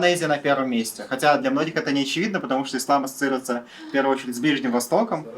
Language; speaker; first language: Russian; native; Russian